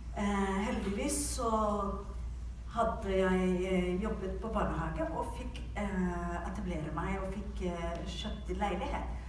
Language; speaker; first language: Norwegian; non-native, fluent; Somali